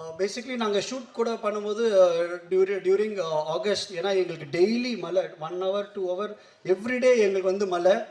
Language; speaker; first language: Tamil; non-native, local second language; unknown